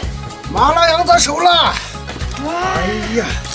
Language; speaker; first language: Chinese; native; Chinese